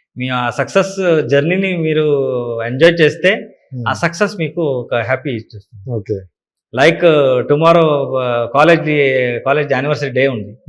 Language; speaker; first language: Telugu; non-native, learner; Kannada